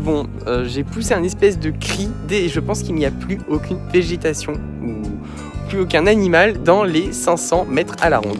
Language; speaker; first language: French; native; French